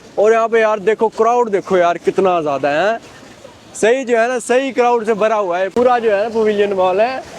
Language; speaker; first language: Urdu; native; Urdu